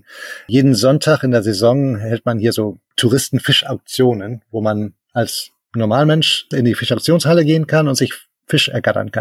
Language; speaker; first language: German; native; German